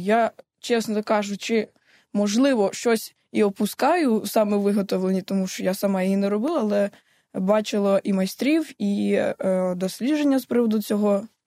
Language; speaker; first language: Ukrainian; native; Ukrainian